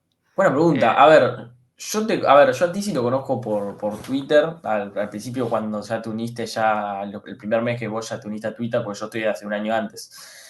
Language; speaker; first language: Spanish; native; Spanish